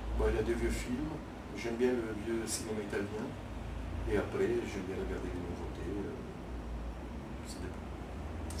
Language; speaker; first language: French; non-native, fluent; Italian